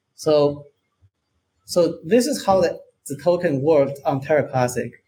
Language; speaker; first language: English; non-native, fluent; Chinese